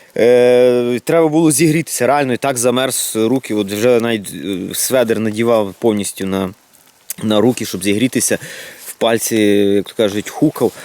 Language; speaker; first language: Ukrainian; native; Ukrainian